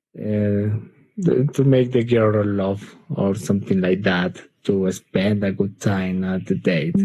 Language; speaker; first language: English; non-native, learner; Spanish